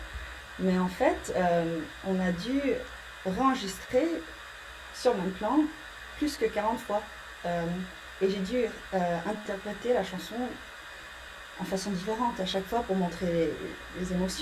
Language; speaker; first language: French; early bilingual, heritage; English